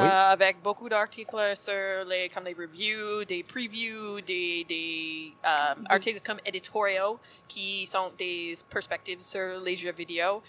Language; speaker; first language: French; non-native, learner; English